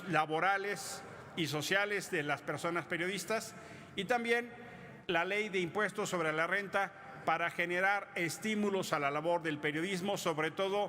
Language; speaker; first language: Spanish; native; Spanish